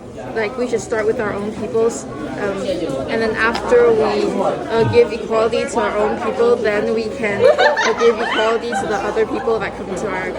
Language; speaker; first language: English; non-native, fluent; Chinese